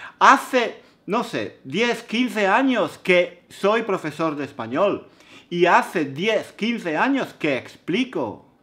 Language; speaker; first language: Spanish; native; Spanish